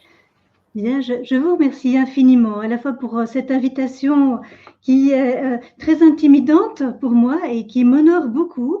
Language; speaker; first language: French; native; French